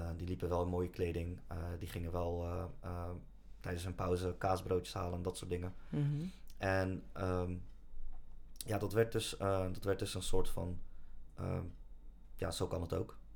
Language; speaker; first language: Dutch; native; Dutch